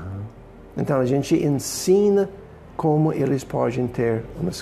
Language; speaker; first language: Portuguese; non-native, fluent; English